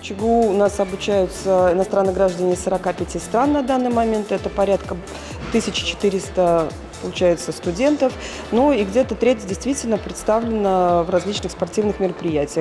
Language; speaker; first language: Russian; native; Russian